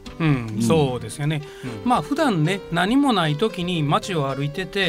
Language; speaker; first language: Japanese; native; Japanese